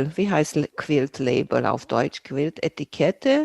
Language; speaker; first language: German; non-native, fluent; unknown